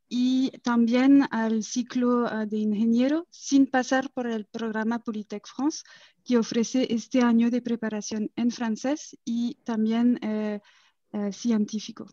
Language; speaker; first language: Spanish; non-native, fluent; French